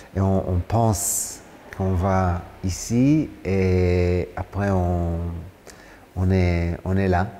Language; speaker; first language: French; non-native, fluent; Hebrew